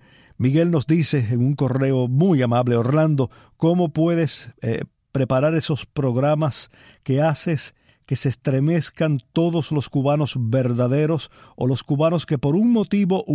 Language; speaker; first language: Spanish; native; Spanish